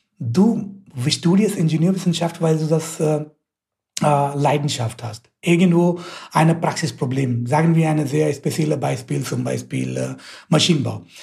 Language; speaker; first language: German; non-native, fluent; Hindi